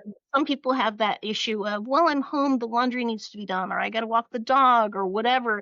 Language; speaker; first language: English; native; English